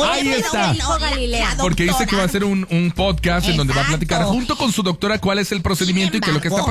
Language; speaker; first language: Spanish; native; Spanish